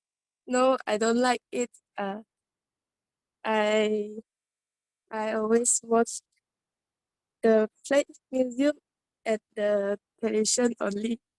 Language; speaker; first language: English; non-native, learner; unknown